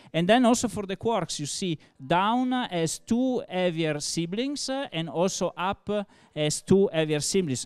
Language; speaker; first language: English; non-native, fluent; Italian